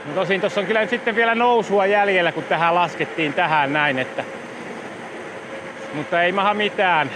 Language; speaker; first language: Finnish; native; Finnish